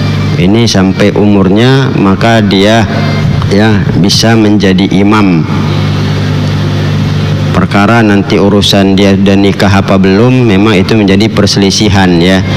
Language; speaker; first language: Indonesian; native; Indonesian